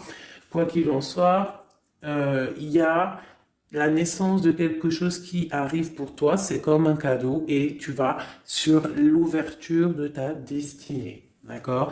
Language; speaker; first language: French; native; French